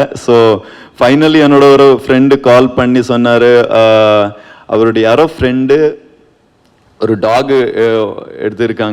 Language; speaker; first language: Tamil; non-native, learner; Kannada